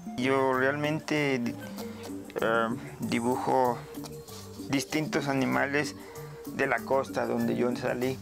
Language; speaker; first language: Spanish; non-native, local second language; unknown